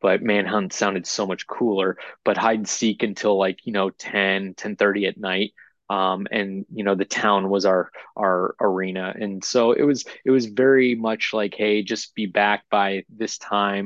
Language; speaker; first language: English; native; English